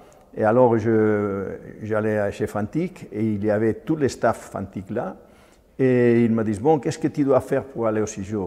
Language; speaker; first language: French; non-native, fluent; Spanish